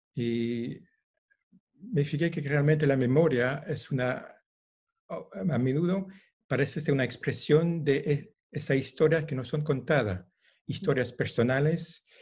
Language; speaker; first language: Spanish; non-native, fluent; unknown